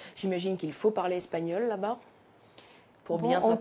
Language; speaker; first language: French; native; French